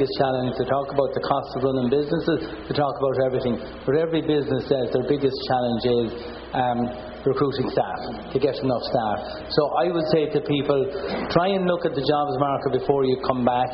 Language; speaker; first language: English; native; English